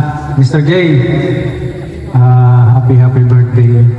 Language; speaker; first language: English; non-native, local second language; Filipino